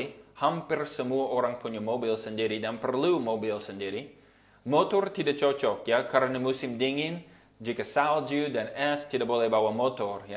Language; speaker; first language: Indonesian; non-native, fluent; English